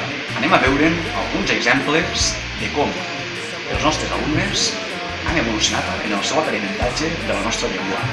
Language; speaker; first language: Catalan; native; Catalan